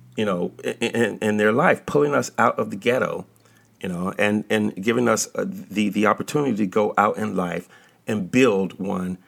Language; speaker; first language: English; native; English